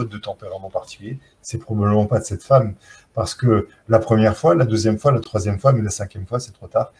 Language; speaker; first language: French; native; French